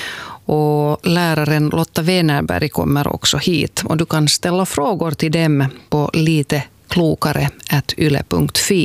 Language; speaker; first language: Swedish; native; Swedish